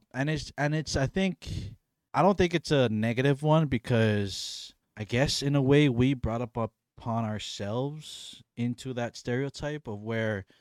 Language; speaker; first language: English; native; English